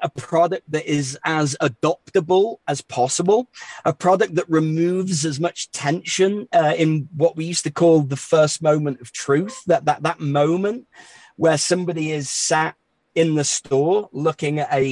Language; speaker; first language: English; native; English